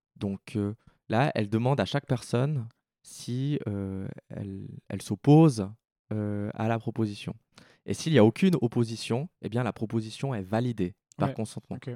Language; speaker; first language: French; native; French